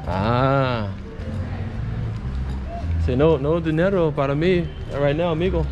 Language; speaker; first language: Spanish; non-native, learner; English